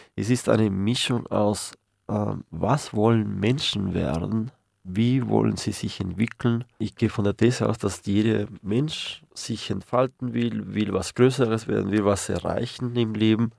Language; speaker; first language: German; non-native, fluent; Spanish